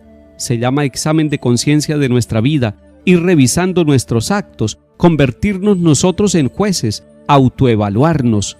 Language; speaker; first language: Spanish; native; Spanish